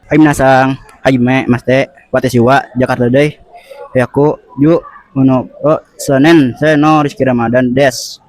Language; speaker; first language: Japanese; non-native, learner; Indonesian